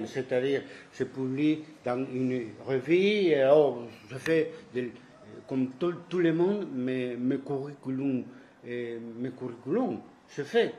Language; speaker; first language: French; non-native, fluent; Spanish